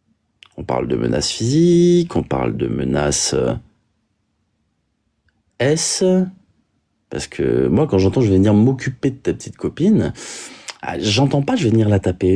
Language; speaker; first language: French; native; French